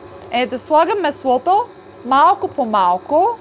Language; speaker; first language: Bulgarian; non-native, learner; English